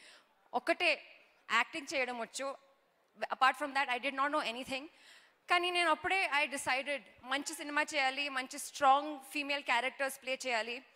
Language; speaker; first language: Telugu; non-native, learner; Kannada